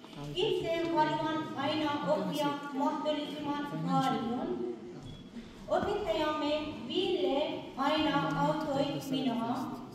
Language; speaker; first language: Finnish; non-native, fluent; Persian